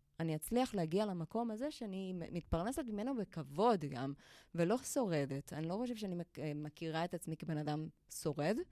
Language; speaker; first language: Hebrew; non-native, fluent; Spanish